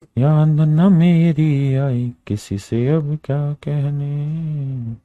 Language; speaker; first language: Hindi; native; Hindi